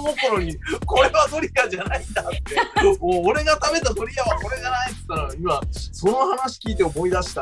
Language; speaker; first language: Japanese; native; Japanese